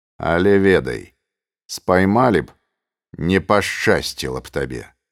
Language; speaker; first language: Belarusian; native; Belarusian